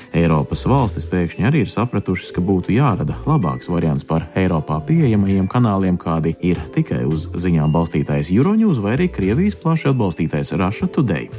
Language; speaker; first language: Latvian; early bilingual, heritage; Latvian